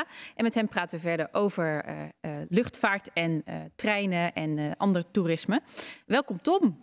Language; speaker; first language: Dutch; native; Dutch